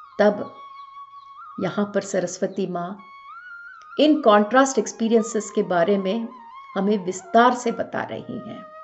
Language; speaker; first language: Hindi; non-native, local second language; Telugu